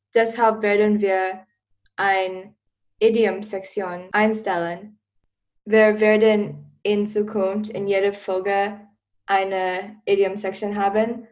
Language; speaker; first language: German; non-native, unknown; Chinese